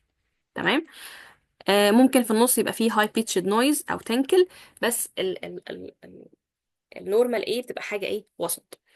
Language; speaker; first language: Arabic; native; Arabic